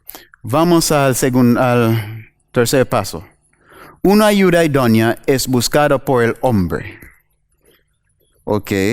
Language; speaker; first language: Spanish; non-native, learner; English